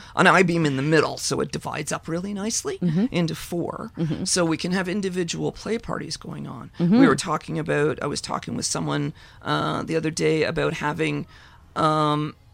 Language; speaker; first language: English; native; English